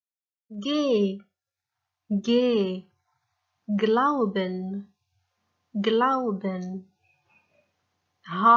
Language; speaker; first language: German; non-native, fluent; Arabic